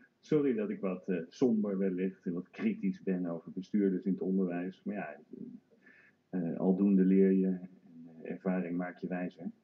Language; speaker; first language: Dutch; native; Dutch